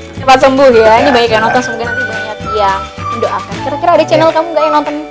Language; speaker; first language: Indonesian; native; Indonesian